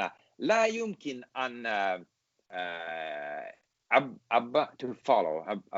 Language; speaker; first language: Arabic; non-native, learner; English